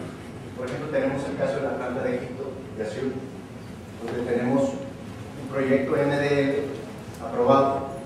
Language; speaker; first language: Spanish; native; Spanish